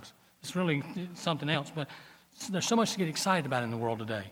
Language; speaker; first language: English; native; English